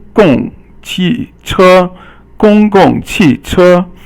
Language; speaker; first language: Chinese; non-native, learner; English